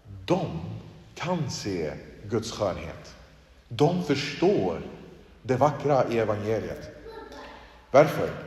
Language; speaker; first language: Swedish; early bilingual, other home language; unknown